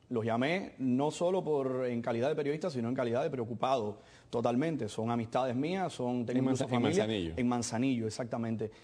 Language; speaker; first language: Spanish; native; Spanish